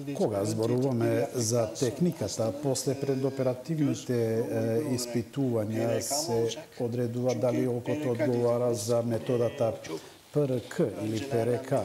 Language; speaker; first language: Macedonian; non-native, local second language; Turkish